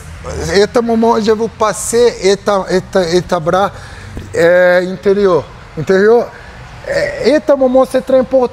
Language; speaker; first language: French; non-native, learner; Portuguese